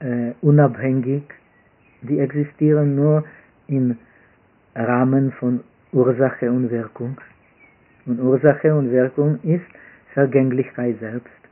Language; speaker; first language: German; non-native, fluent; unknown